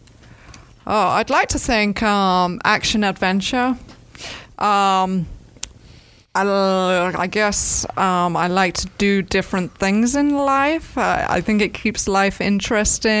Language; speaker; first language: English; native; English